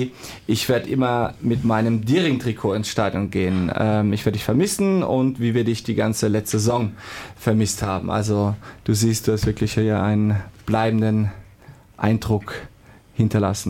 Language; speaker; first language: German; native; German